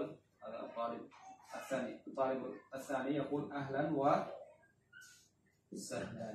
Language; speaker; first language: Arabic; non-native, fluent; Khmer